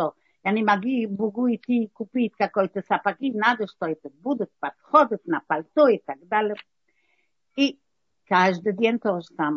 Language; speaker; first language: Russian; early bilingual, heritage; Russian